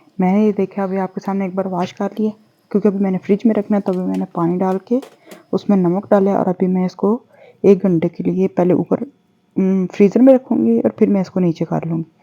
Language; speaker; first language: Urdu; non-native, local second language; Punjabi